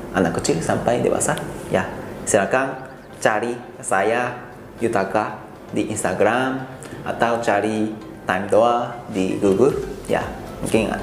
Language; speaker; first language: Indonesian; non-native, fluent; Japanese